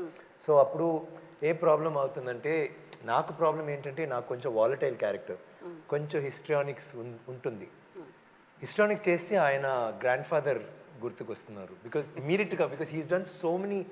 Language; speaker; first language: Telugu; non-native, local second language; Tamil